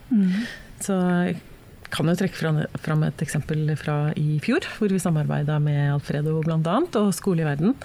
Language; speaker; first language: Norwegian; native; Norwegian